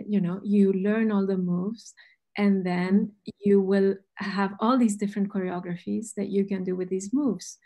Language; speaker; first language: English; non-native, fluent; Spanish